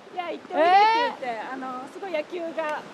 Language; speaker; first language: Japanese; native; Japanese